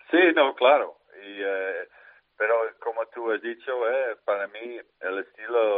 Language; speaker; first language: Spanish; non-native, fluent; Dutch